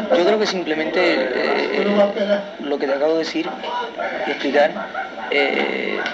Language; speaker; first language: Spanish; early bilingual, heritage; Spanish